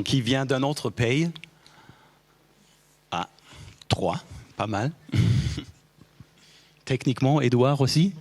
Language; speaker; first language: French; non-native, fluent; German